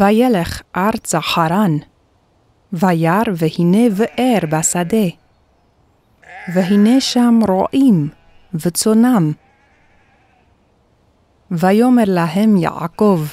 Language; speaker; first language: Hebrew; non-native, fluent; Korean